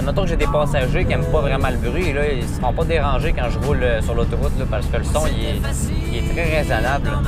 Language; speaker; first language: French; native; French